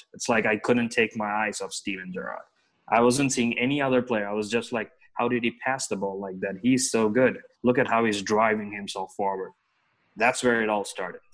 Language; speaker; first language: English; non-native, local second language; Telugu